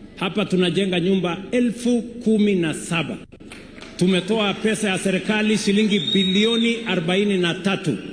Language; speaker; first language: Swahili; non-native, local second language; Kalenjin